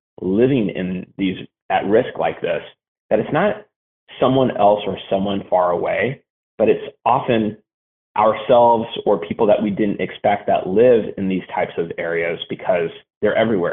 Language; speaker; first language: English; native; English